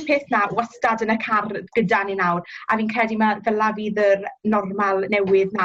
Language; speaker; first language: Welsh; native; Welsh